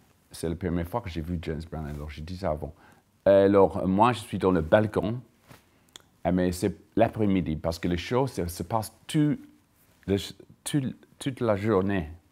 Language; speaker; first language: French; non-native, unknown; English